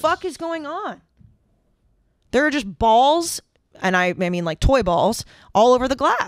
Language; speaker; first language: English; native; English